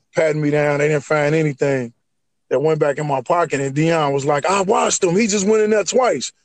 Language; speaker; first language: English; native; English